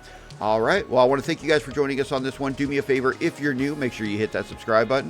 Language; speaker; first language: English; native; English